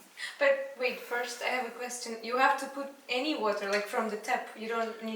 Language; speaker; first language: English; non-native, fluent; Russian